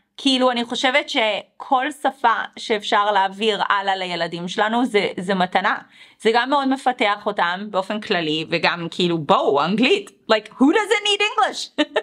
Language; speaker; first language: Hebrew; early bilingual, other home language; English